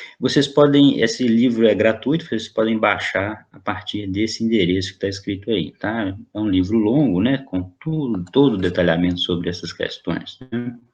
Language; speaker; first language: Portuguese; native; Portuguese